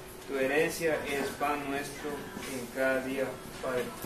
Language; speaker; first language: Spanish; native; Spanish